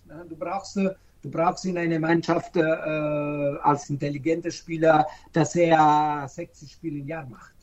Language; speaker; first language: German; non-native, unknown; Italian